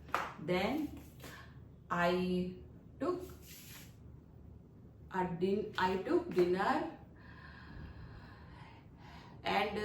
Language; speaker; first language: English; non-native, learner; Hindi